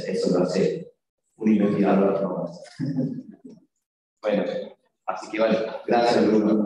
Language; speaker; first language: Spanish; native; Spanish